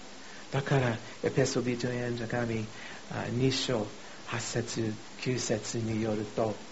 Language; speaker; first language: Japanese; non-native, fluent; English